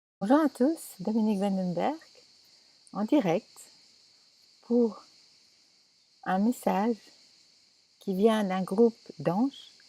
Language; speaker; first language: French; native; French